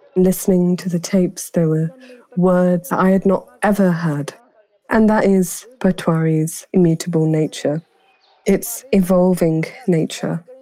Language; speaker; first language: English; early bilingual, other home language; Pahari-Potwari